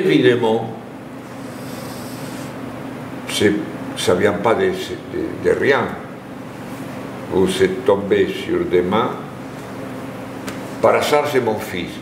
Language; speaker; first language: French; non-native, fluent; Spanish